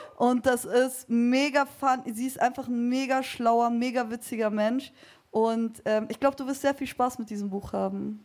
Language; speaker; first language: German; early bilingual, other home language; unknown